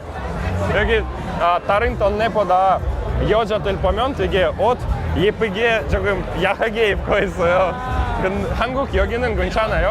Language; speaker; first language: Korean; non-native, learner; Russian